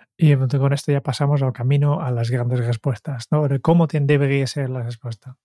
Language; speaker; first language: Spanish; non-native, fluent; Dutch